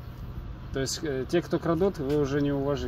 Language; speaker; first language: Russian; native; Russian